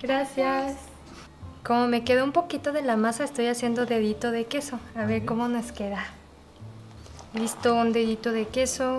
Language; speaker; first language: Spanish; non-native, fluent; Korean